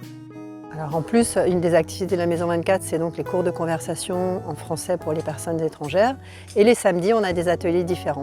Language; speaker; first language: French; native; French